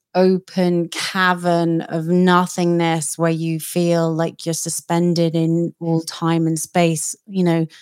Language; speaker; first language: English; native; English